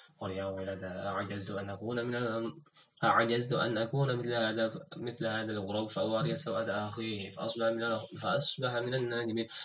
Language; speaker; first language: Arabic; non-native, learner; Indonesian